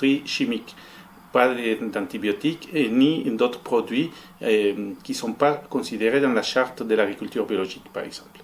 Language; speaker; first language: French; non-native, fluent; Spanish